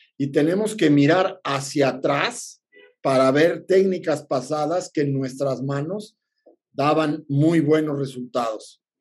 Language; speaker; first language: Spanish; native; Spanish